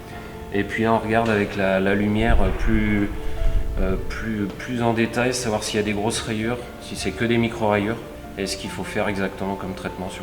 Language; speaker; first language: French; native; French